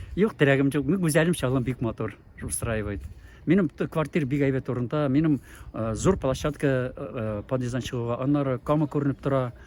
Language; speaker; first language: Tatar; native; Tatar